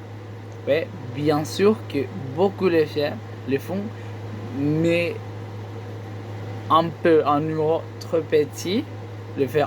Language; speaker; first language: French; non-native, learner; Spanish